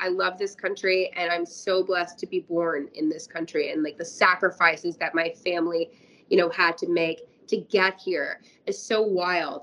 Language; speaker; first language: English; native; English